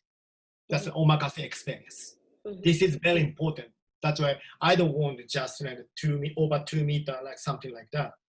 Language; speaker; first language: English; non-native, learner; Japanese